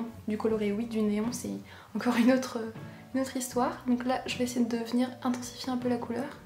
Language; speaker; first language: French; native; French